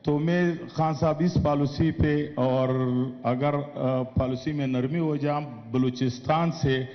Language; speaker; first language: Hindi; non-native, local second language; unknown